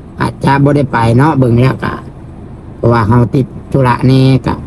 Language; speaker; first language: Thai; non-native, local second language; Lao